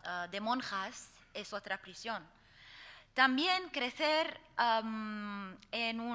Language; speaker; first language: Spanish; non-native, fluent; Arabic